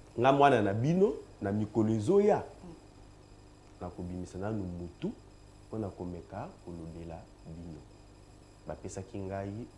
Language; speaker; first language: Lingala; non-native, local second language; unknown